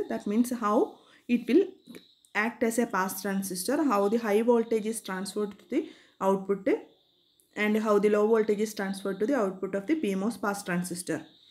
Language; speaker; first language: English; non-native, local second language; Malayalam